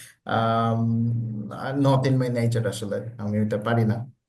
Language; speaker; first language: English; non-native, local second language; Bangla